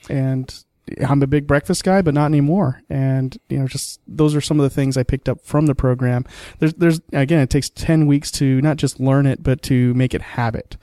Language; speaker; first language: English; native; English